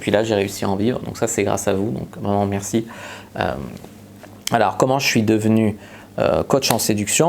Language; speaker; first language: French; native; French